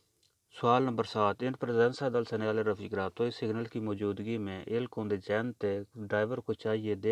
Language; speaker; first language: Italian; non-native, learner; Urdu